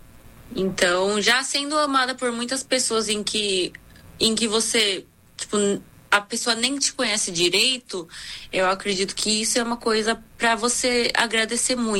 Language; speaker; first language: Portuguese; early bilingual, other home language; Korean